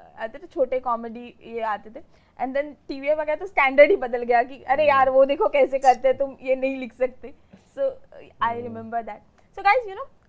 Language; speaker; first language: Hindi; native; Hindi